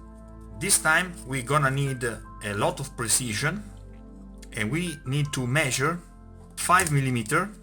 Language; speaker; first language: English; non-native, fluent; Italian